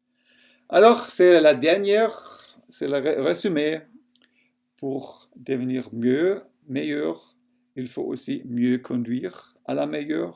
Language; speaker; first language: French; non-native, local second language; German